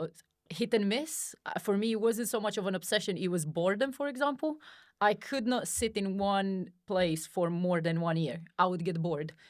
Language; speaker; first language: English; non-native, fluent; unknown